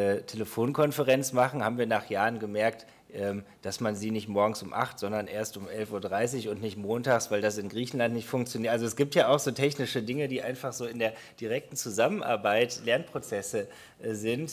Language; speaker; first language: German; native; German